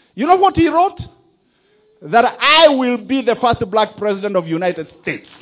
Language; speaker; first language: English; non-native, local second language; Kikuyu